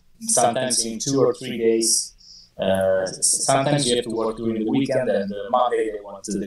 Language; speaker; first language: English; non-native, fluent; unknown